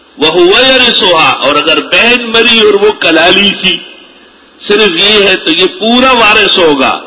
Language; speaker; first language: Urdu; non-native, local second language; Pashto